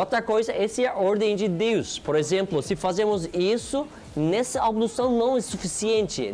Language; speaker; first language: Portuguese; non-native, learner; Turkish